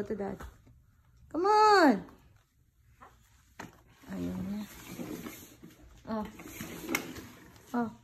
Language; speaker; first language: Filipino; native; Filipino